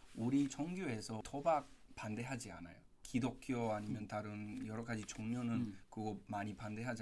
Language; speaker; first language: Korean; non-native, fluent; Spanish